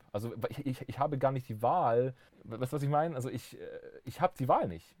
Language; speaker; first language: German; native; German